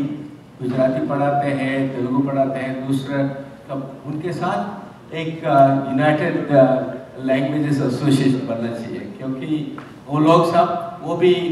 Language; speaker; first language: Hindi; non-native, local second language; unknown